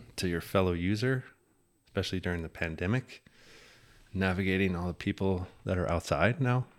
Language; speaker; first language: English; native; English